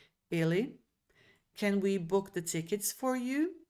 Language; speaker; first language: English; non-native, fluent; Serbian